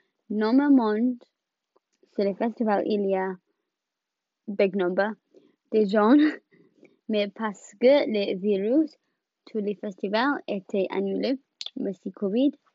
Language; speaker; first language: French; non-native, learner; English